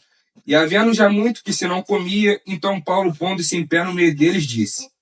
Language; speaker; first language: Portuguese; native; Portuguese